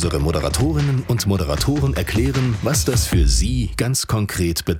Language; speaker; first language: German; native; German